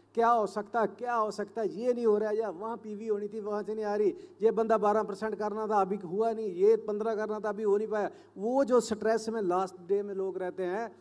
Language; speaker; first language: Hindi; native; Hindi